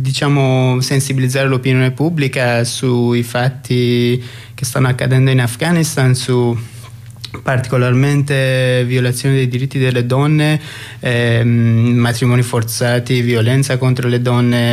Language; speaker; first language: Italian; non-native, fluent; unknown